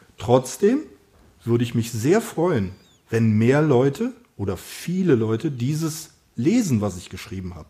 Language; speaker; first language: German; native; German